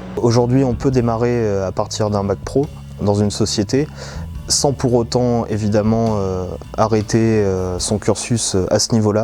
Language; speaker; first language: French; native; French